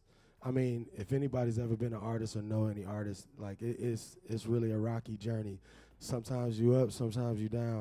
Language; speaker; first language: English; native; English